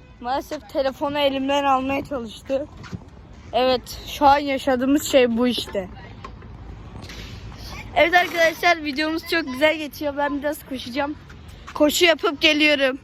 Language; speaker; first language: Turkish; native; Turkish